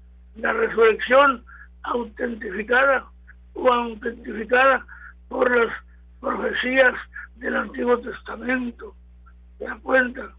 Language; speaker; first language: Spanish; native; Spanish